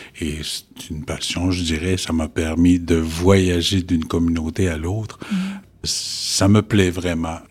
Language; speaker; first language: French; non-native, local second language; Innu-aimun